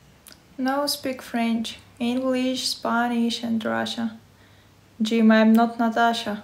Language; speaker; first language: English; non-native, learner; Russian